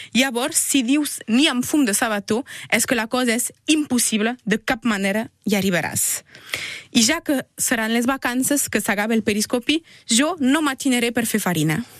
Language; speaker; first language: Catalan; native; Catalan